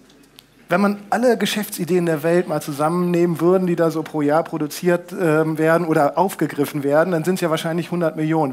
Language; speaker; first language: German; native; German